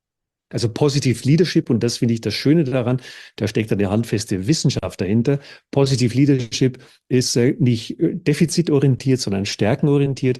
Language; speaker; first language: German; native; German